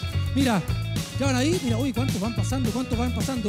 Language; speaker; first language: Spanish; native; Spanish